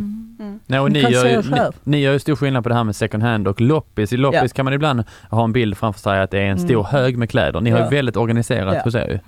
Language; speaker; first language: Swedish; native; Swedish